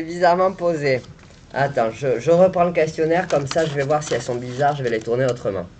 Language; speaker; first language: French; native; French